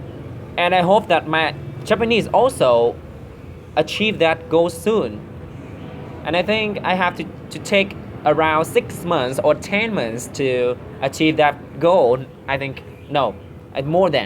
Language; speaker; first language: English; non-native, learner; Vietnamese